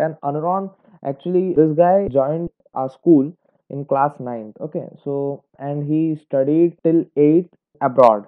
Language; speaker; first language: English; non-native, local second language; Hindi